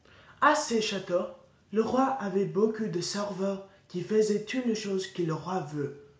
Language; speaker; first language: French; non-native, learner; English